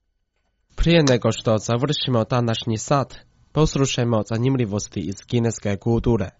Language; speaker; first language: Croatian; non-native, fluent; Chinese